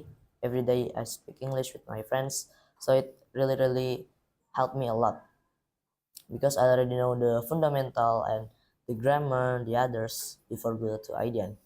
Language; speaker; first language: English; non-native, learner; Indonesian